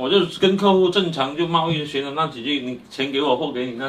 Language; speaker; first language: Chinese; native; Chinese